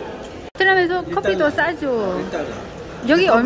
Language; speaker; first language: Korean; non-native, learner; Vietnamese